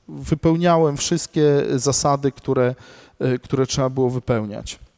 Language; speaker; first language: Polish; native; Polish